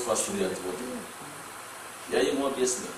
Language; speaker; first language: Russian; non-native, learner; English